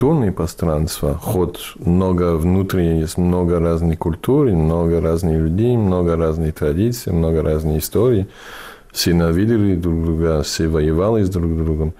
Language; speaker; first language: Russian; non-native, fluent; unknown